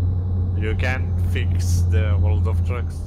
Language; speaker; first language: English; non-native, learner; Lithuanian